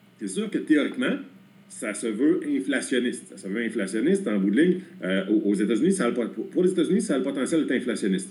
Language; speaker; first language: French; native; French